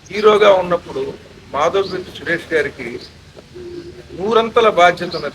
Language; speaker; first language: Telugu; native; Telugu